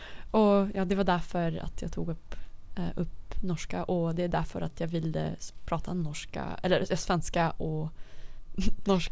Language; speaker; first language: Swedish; non-native, fluent; Dutch